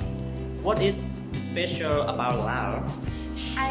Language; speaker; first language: English; non-native, learner; Lao